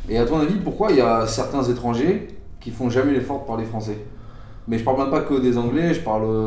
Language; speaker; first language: French; native; French